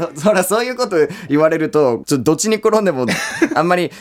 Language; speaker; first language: Japanese; non-native, fluent; English